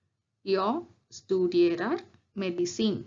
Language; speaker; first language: Swedish; non-native, learner; Tamil